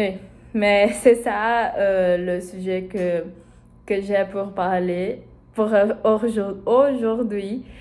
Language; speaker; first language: French; non-native, learner; Portuguese